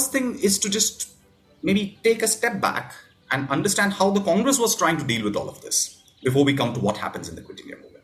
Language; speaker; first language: English; non-native, local second language; Tamil